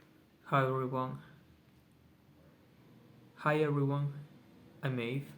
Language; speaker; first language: English; non-native, learner; Spanish